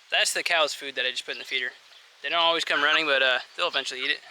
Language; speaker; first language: English; native; English